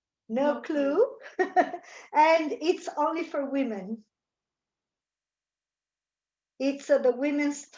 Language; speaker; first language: English; non-native, fluent; Italian